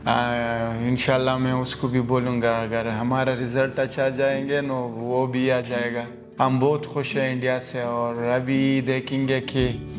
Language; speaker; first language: Hindi; non-native, learner; Pashto